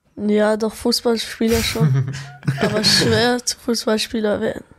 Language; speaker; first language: German; early bilingual, other home language; Arabic